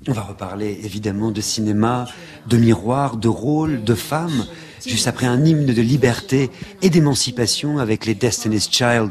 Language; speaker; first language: French; native; French